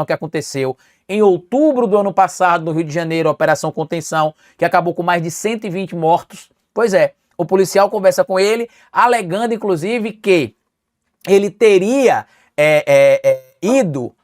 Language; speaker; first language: Portuguese; native; Portuguese